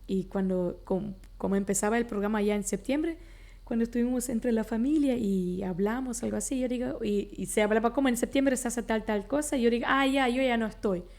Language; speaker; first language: Spanish; non-native, local second language; Plautdietsch